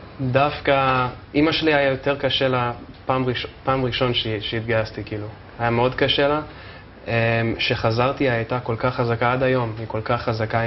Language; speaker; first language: Hebrew; non-native, fluent; English